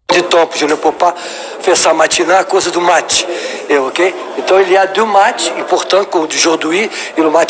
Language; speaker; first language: French; non-native, learner; Portuguese